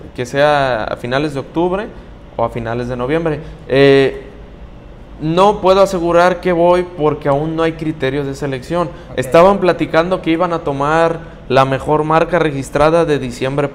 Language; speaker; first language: Spanish; native; Spanish